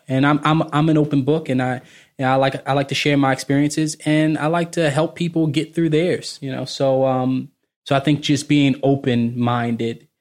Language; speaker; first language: English; native; English